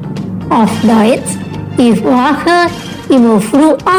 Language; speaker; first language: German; non-native, fluent; Indonesian